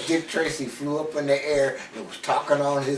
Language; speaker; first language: English; native; English